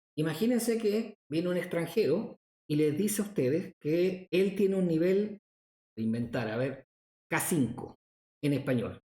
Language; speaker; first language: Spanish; native; Spanish